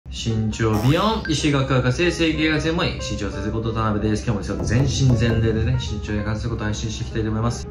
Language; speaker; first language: Japanese; native; Japanese